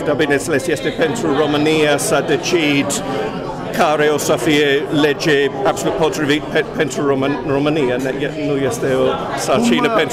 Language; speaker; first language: Romanian; non-native, fluent; English